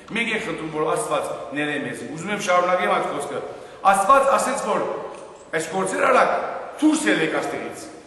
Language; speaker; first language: Armenian; early bilingual, heritage; Armenian